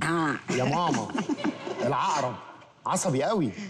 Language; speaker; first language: Arabic; native; Arabic